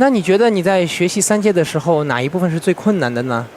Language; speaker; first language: Chinese; native; Chinese